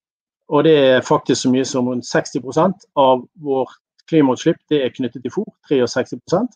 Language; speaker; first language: Norwegian; native; Norwegian